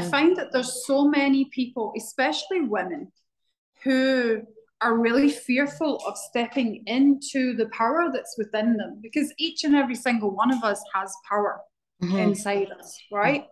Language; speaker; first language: English; native; English